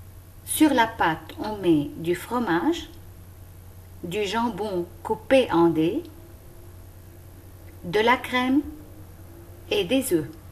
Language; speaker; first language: French; non-native, local second language; Arabic